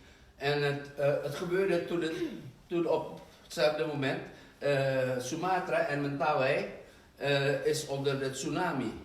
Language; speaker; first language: Dutch; non-native, fluent; Indonesian